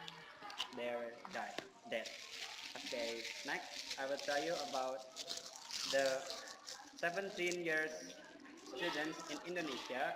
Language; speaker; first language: English; non-native, learner; Indonesian